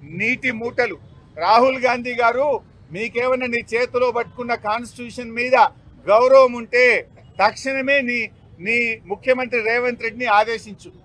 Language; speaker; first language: Telugu; native; Telugu